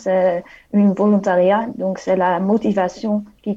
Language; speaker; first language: French; non-native, fluent; Dutch